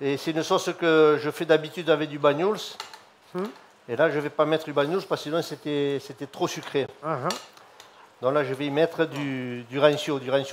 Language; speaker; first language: French; native; French